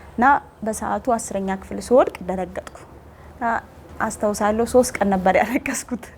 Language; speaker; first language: Amharic; native; Amharic